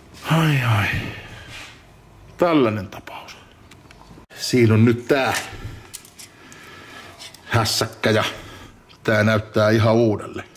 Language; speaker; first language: Finnish; native; Finnish